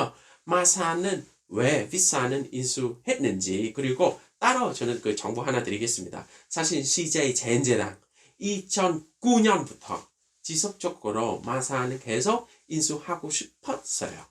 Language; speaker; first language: Korean; non-native, fluent; Vietnamese